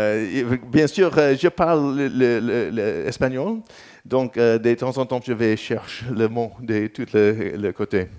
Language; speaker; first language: French; non-native, learner; English